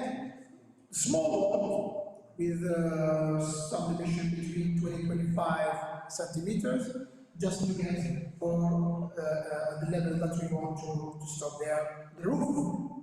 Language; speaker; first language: English; non-native, learner; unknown